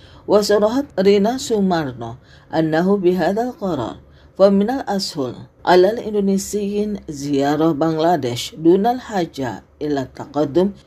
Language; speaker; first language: Arabic; non-native, fluent; Indonesian